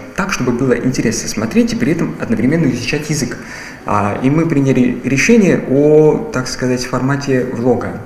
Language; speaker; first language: Russian; native; Russian